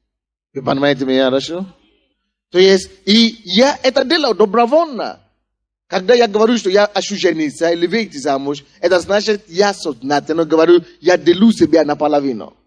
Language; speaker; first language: Russian; non-native, fluent; Yoruba